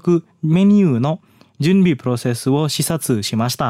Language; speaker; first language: Japanese; non-native, fluent; Indonesian